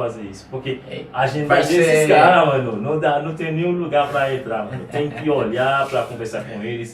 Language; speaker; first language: Portuguese; non-native, fluent; Haitian Creole